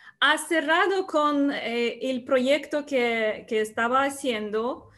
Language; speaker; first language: Spanish; non-native, learner; Russian